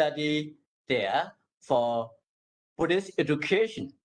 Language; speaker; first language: English; non-native, learner; Burmese